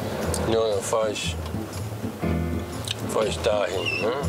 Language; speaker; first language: German; native; German